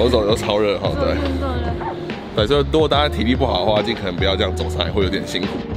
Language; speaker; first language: Chinese; native; Chinese